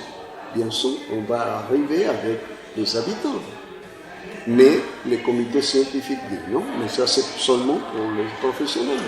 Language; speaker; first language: French; non-native, fluent; Spanish